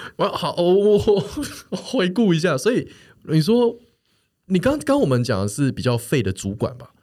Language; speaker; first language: Chinese; native; Chinese